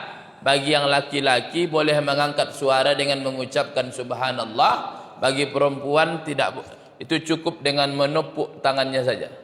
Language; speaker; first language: Indonesian; native; Indonesian